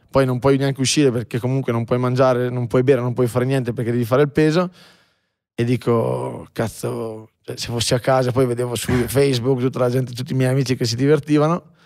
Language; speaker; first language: Italian; native; Italian